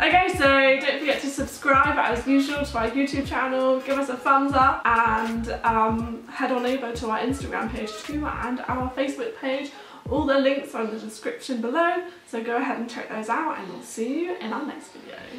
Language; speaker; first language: English; native; English